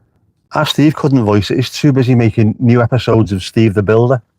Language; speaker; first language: English; native; English